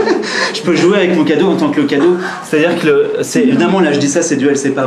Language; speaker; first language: French; native; French